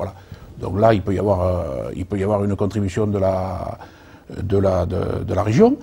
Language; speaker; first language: French; native; French